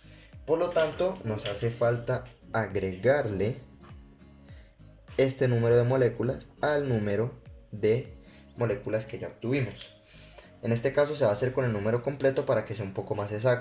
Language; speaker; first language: Spanish; native; Spanish